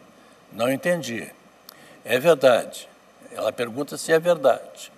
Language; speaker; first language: Portuguese; native; Portuguese